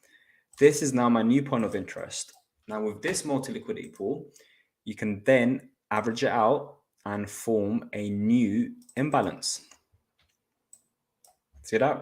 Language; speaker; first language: English; native; English